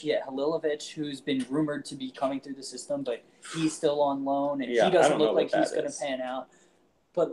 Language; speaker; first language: English; native; English